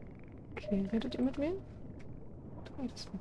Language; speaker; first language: German; native; German